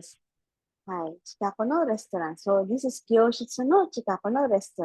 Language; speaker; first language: Japanese; non-native, fluent; Filipino